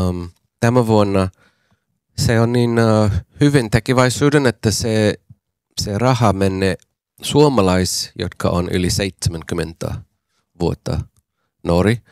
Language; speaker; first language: Finnish; non-native, fluent; English